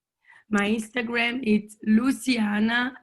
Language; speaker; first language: English; non-native, learner; Portuguese